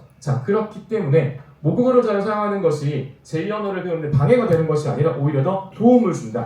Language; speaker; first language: Korean; native; Korean